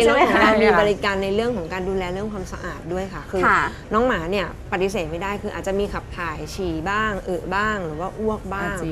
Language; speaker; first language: Thai; native; Thai